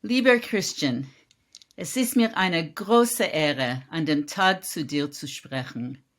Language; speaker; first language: German; non-native, learner; English